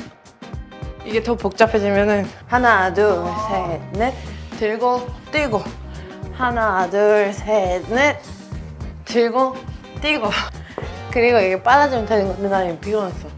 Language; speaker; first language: Korean; non-native, fluent; Georgian